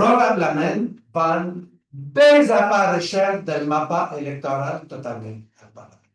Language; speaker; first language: Catalan; non-native, learner; French